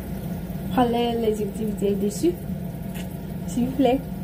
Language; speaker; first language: French; non-native, learner; English